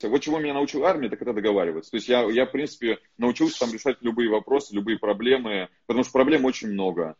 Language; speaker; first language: Russian; native; Russian